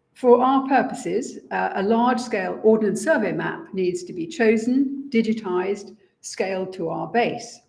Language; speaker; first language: English; native; English